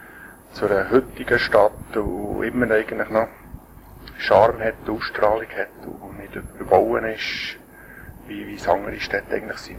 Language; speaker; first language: German; native; German